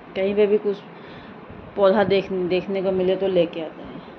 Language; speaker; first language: Hindi; non-native, local second language; Assamese